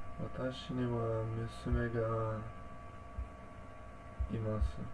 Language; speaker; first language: Japanese; non-native, learner; English